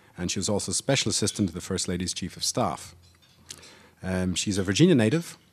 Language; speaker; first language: English; native; English